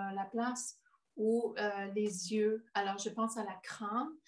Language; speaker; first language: French; non-native, fluent; English